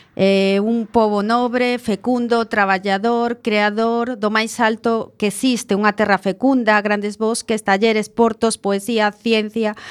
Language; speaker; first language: Galician; non-native, local second language; Spanish